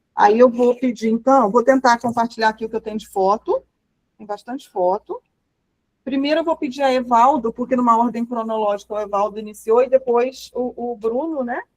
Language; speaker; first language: Portuguese; native; Portuguese